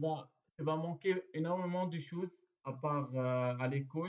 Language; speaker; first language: French; non-native, learner; Arabic